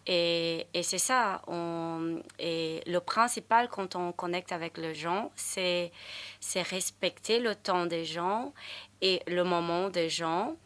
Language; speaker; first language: French; non-native, fluent; Portuguese